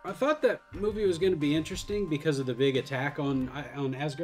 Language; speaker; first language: English; native; English